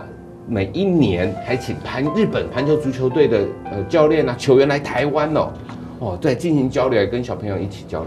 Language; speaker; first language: Chinese; native; Chinese